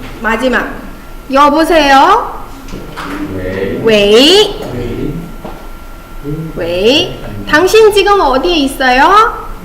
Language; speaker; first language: Korean; non-native, fluent; Chinese